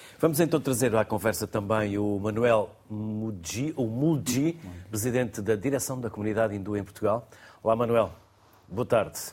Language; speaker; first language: Portuguese; native; Portuguese